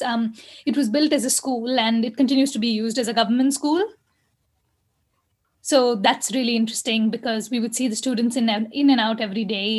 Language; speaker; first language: English; non-native, local second language; Kannada